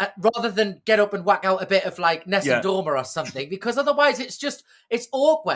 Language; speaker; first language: English; native; English